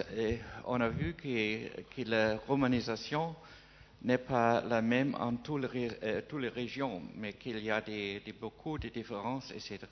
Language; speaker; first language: French; non-native, fluent; German